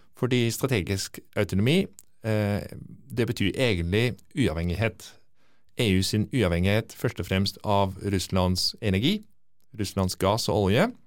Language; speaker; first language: Norwegian; non-native, fluent; Dutch